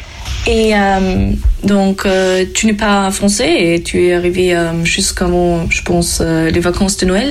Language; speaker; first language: French; non-native, fluent; German